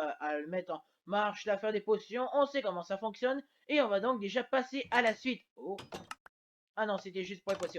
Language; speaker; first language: French; native; French